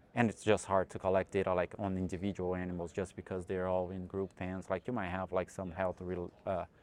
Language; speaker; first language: English; non-native, fluent; Portuguese